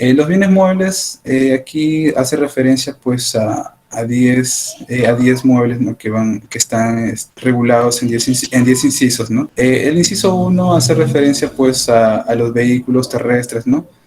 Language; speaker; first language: Spanish; native; Spanish